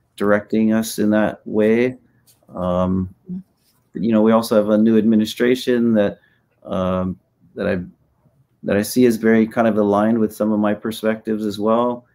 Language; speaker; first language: English; native; English